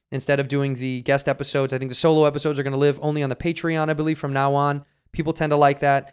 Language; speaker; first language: English; native; English